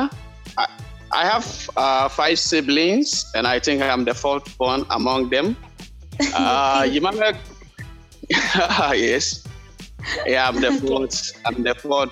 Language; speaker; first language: English; non-native, local second language; Akan